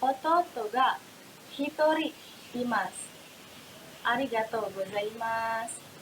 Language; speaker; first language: Japanese; non-native, learner; Indonesian